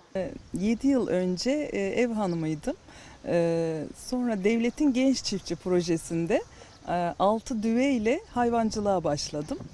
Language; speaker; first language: Turkish; native; Turkish